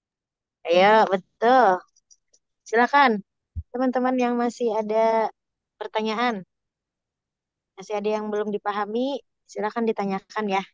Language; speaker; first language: Indonesian; native; Indonesian